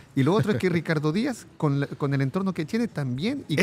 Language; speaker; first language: Spanish; non-native, fluent; French